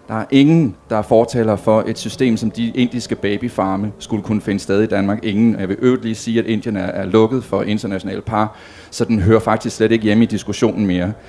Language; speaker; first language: Danish; native; Danish